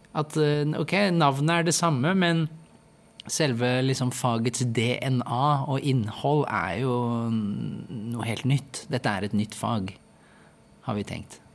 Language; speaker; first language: Norwegian; native; Norwegian